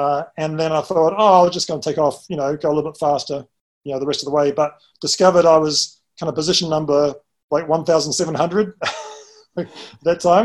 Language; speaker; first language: English; native; English